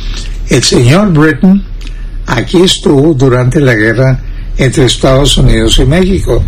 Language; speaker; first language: Spanish; early bilingual, heritage; Spanish